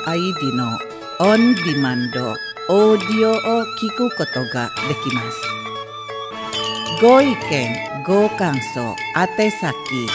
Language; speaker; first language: Japanese; non-native, fluent; Indonesian